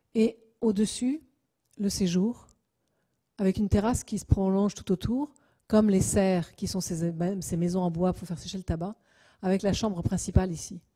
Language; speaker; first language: French; native; French